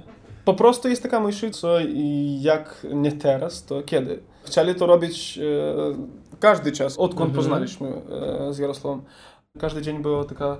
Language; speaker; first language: Polish; non-native, learner; Ukrainian